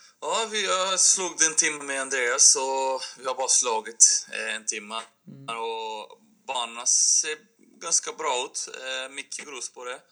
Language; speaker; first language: Swedish; non-native, fluent; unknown